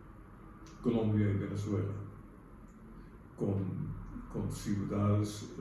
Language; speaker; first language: Spanish; non-native, fluent; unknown